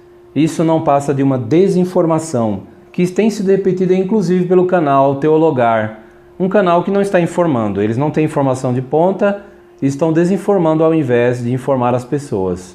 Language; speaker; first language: Portuguese; native; Portuguese